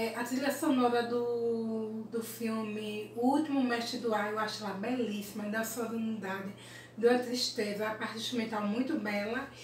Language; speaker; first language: Portuguese; early bilingual, other home language; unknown